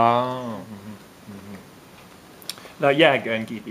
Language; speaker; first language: Thai; non-native, fluent; English